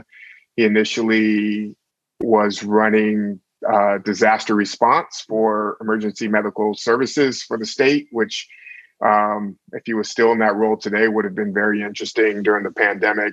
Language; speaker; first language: English; native; English